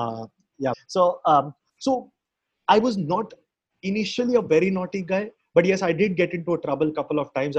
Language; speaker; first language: English; non-native, local second language; Hindi